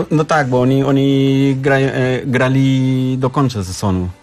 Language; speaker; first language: Polish; non-native, learner; Spanish